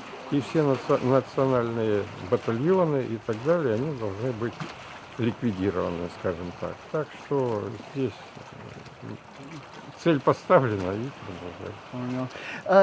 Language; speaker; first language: Russian; native; Russian